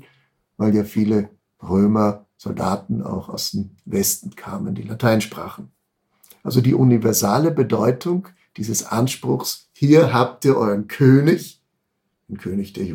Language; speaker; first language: German; native; German